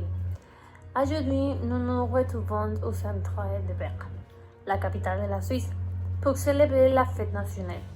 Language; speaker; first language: French; non-native, learner; Spanish